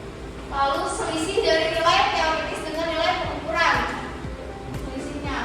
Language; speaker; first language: Indonesian; native; Indonesian